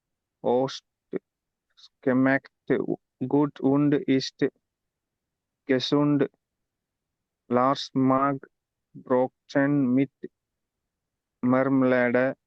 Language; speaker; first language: German; non-native, learner; Tamil